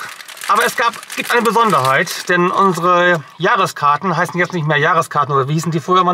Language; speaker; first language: German; native; German